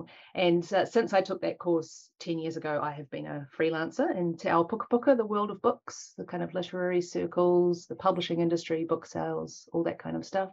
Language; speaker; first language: English; native; English